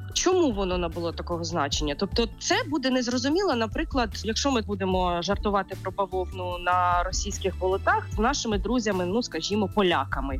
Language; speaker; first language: Ukrainian; native; Ukrainian